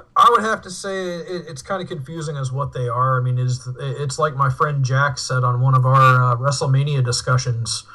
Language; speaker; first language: English; native; English